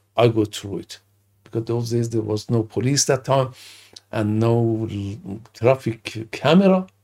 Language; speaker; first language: English; non-native, fluent; Persian